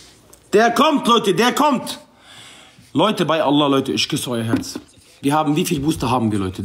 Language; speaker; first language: German; non-native, local second language; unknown